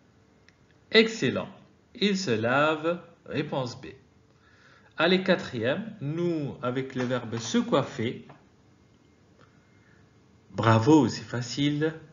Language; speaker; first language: French; non-native, fluent; Arabic